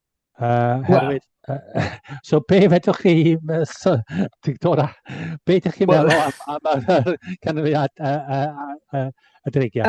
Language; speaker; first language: Welsh; non-native, fluent; English